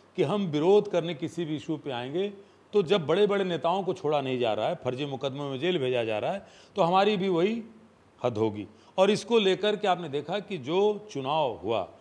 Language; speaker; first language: Hindi; native; Hindi